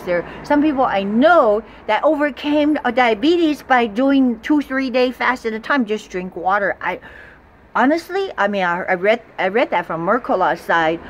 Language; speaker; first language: English; non-native, fluent; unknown